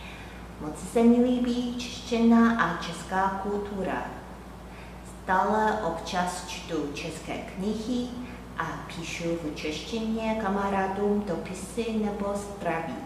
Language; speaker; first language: Czech; non-native, fluent; Chinese